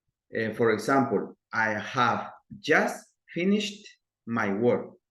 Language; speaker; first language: English; non-native, learner; Spanish